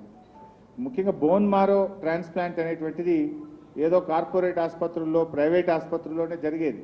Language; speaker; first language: Telugu; native; Telugu